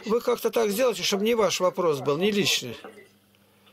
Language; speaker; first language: Russian; native; Russian